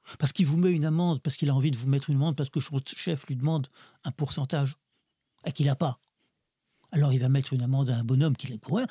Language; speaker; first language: French; early bilingual, other home language; Russian